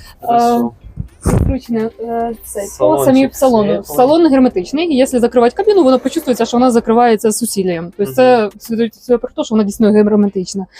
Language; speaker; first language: Ukrainian; native; Ukrainian